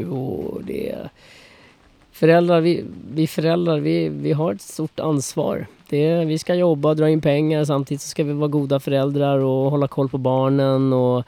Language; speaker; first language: Swedish; native; Swedish